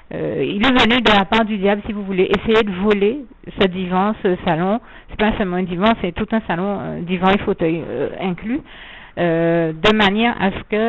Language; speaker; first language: French; native; French